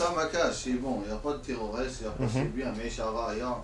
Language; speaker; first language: French; non-native, local second language; Arabic